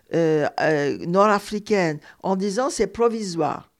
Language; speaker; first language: French; non-native, fluent; Turkish